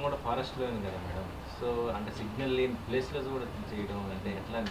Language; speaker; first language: Telugu; native; Telugu